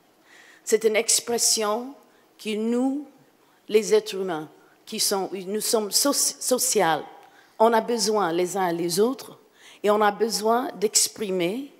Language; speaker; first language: French; non-native, fluent; English